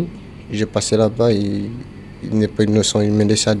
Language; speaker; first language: French; non-native, learner; Bambara